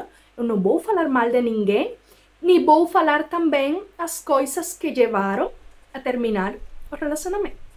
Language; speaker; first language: Portuguese; non-native, fluent; Spanish